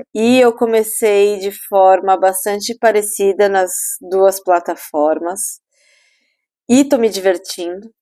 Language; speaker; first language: Portuguese; native; Portuguese